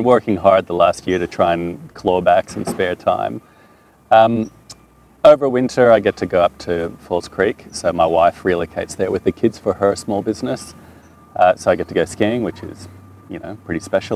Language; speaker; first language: English; non-native, fluent; French